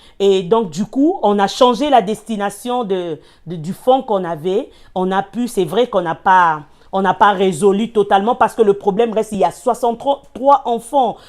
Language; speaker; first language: French; non-native, local second language; Lingala